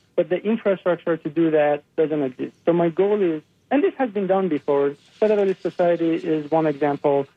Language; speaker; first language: English; non-native, fluent; Persian